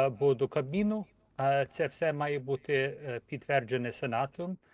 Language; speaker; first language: Ukrainian; early bilingual, heritage; Ukrainian